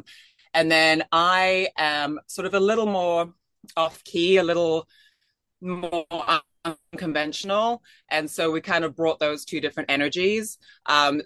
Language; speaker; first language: English; native; English